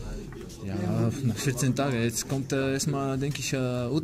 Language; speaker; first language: German; non-native, learner; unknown